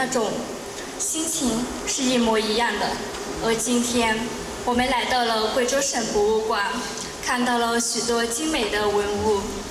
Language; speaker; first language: Chinese; non-native, fluent; Lao